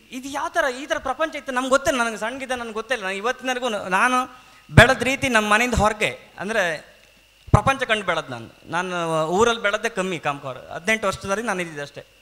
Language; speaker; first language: Kannada; native; Kannada